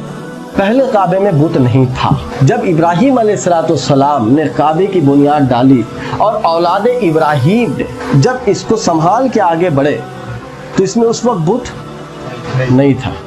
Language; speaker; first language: Urdu; native; Urdu